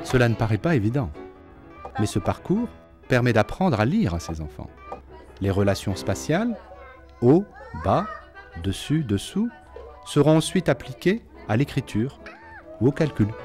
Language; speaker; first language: French; native; French